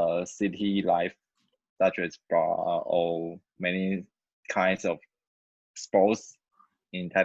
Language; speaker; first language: English; non-native, learner; Chinese